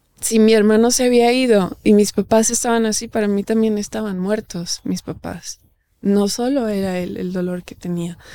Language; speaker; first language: Spanish; native; Spanish